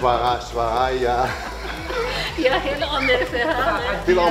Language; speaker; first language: Dutch; non-native, fluent; Persian